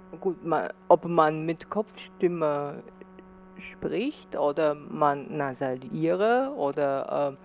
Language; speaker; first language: German; non-native, fluent; Chinese